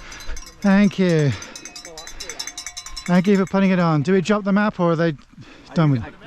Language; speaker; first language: English; native; English